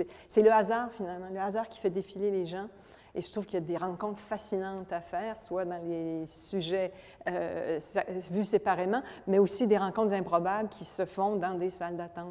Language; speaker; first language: French; native; French